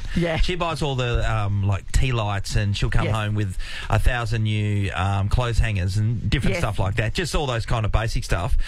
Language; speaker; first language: English; native; English